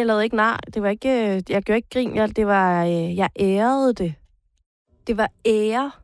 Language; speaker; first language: Swedish; non-native, learner; Danish